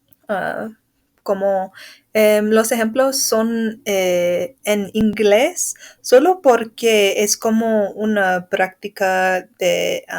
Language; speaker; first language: Spanish; non-native, fluent; English